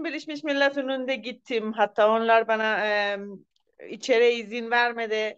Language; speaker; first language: Turkish; non-native, learner; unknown